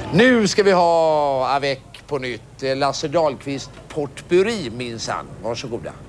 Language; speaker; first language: Swedish; native; Swedish